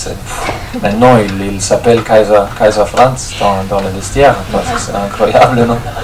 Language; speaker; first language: French; non-native, fluent; German